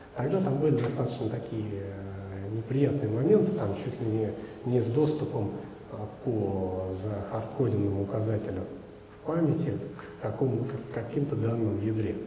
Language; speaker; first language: Russian; native; Russian